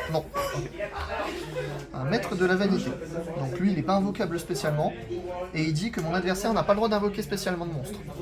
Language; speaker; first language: French; native; French